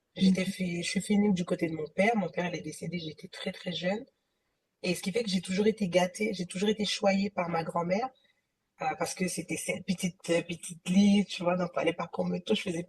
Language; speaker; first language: French; early bilingual, other home language; Haitian Creole